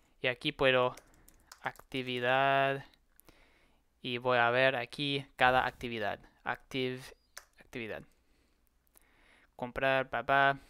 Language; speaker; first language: Spanish; non-native, learner; English